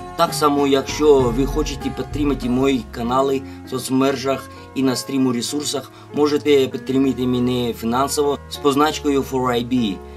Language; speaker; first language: Ukrainian; non-native, fluent; Russian